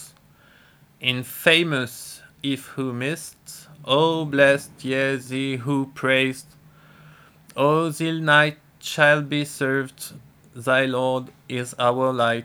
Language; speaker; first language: English; non-native, fluent; French